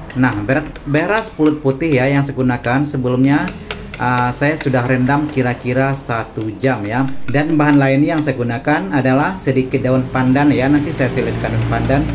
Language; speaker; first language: Indonesian; non-native, local second language; Minangkabau